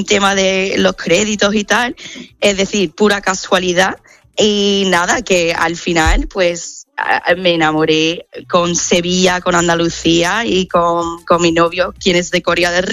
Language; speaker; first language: Spanish; non-native, fluent; English